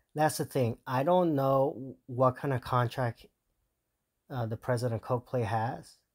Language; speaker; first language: English; early bilingual, other home language; Korean